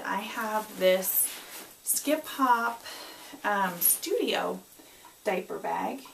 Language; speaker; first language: English; native; English